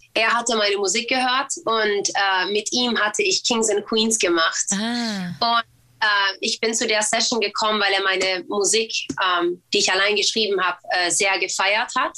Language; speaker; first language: German; early bilingual, other home language; Albanian